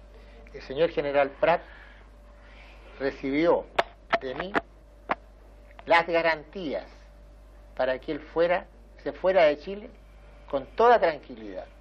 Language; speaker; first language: Spanish; native; Spanish